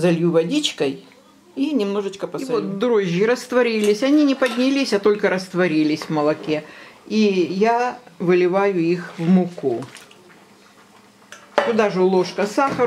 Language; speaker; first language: Russian; native; Russian